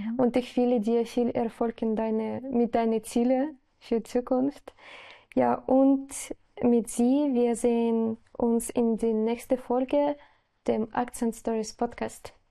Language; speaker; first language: German; non-native, learner; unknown